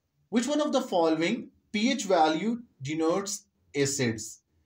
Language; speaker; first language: English; non-native, local second language; Urdu